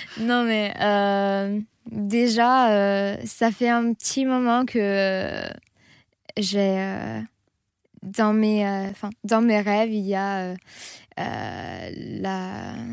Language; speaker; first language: French; non-native, fluent; Italian